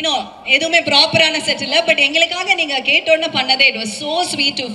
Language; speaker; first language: Tamil; native; Tamil